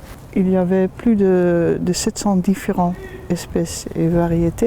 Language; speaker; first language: French; non-native, fluent; Dutch